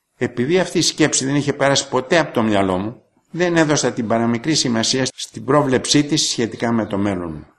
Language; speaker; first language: Greek; native; Greek